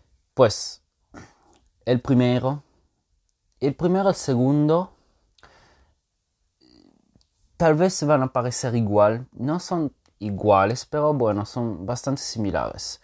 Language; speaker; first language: Spanish; non-native, fluent; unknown